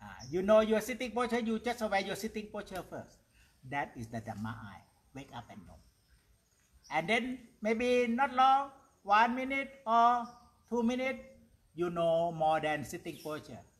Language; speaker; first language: English; non-native, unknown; Thai